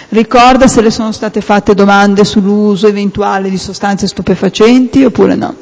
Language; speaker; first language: Italian; native; Italian